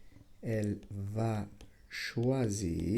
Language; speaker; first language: French; non-native, fluent; Spanish